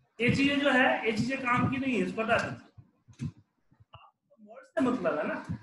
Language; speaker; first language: Hindi; native; Hindi